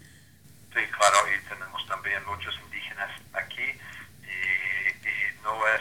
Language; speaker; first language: Spanish; non-native, learner; English